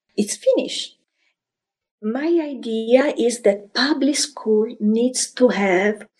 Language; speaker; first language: English; non-native, fluent; Italian